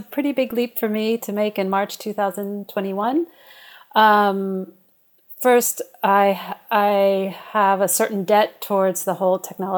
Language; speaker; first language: English; native; English